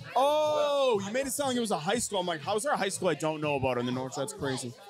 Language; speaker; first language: English; native; English